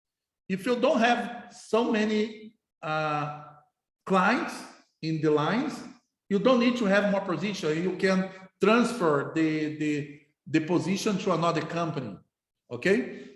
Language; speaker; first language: English; non-native, fluent; Portuguese